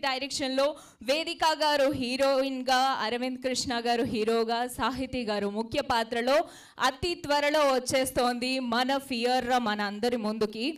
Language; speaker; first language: Telugu; native; Telugu